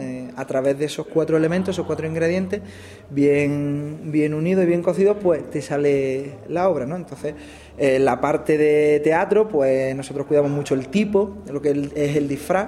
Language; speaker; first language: Spanish; native; Spanish